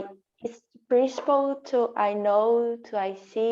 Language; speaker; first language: English; non-native, learner; Portuguese